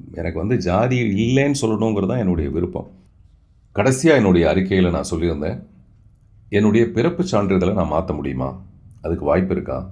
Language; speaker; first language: Tamil; non-native, local second language; Telugu